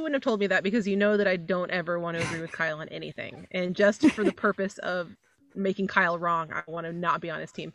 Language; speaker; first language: English; native; English